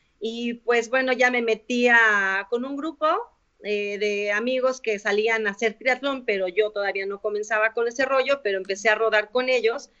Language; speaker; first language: Spanish; native; Spanish